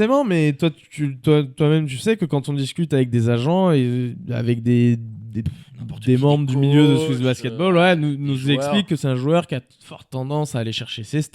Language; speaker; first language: French; native; French